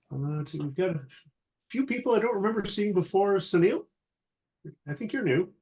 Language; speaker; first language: English; native; English